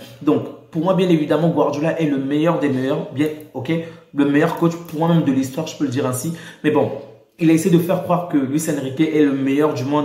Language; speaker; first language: French; native; French